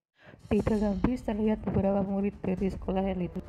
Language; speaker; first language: Indonesian; native; Indonesian